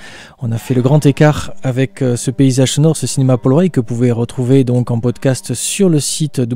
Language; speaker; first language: French; native; French